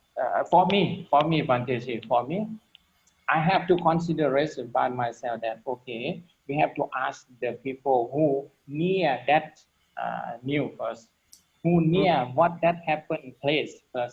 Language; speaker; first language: English; non-native, learner; Lao